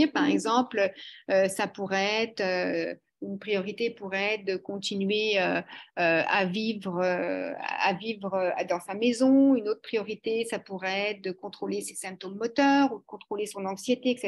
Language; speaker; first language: French; native; French